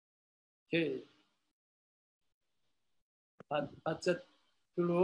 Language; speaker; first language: Indonesian; non-native, learner; Korean